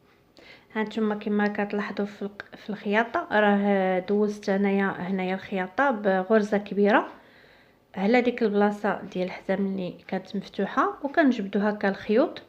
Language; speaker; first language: Arabic; native; Arabic